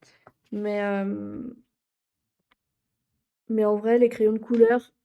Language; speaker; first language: French; native; French